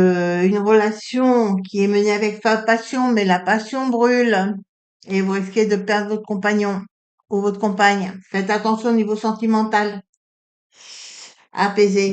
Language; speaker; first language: French; native; French